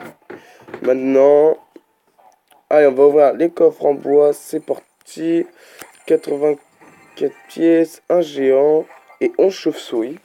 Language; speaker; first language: French; native; French